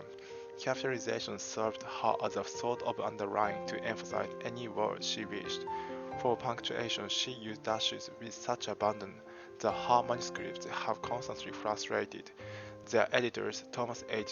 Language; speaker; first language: English; non-native, fluent; Japanese